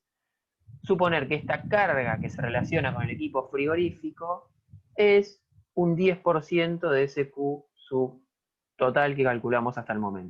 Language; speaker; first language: Spanish; native; Spanish